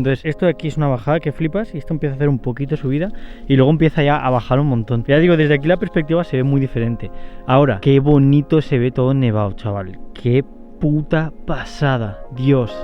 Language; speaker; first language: Spanish; native; Spanish